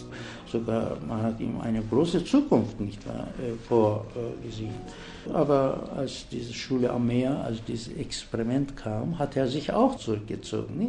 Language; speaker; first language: German; non-native, fluent; Turkish